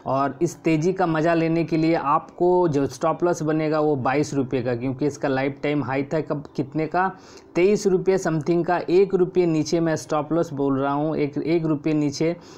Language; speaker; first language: Hindi; native; Hindi